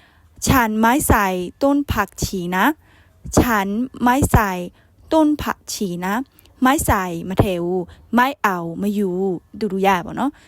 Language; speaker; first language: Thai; non-native, fluent; Burmese